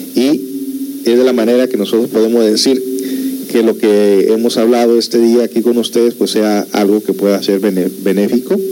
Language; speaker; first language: Spanish; early bilingual, heritage; Spanish